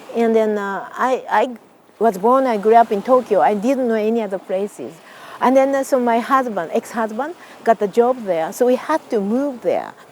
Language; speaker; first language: English; non-native, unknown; Japanese